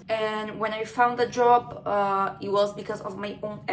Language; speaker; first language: English; non-native, fluent; Spanish